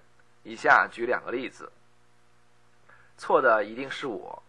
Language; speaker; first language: Chinese; native; Chinese